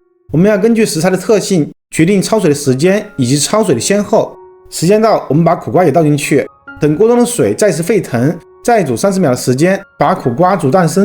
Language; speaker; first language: Chinese; native; Chinese